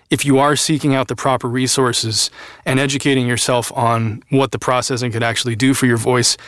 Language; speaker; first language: English; native; English